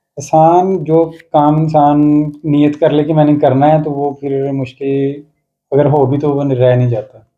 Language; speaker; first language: Urdu; non-native, local second language; Punjabi